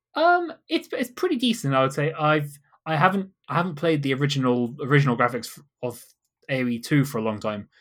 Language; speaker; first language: English; native; English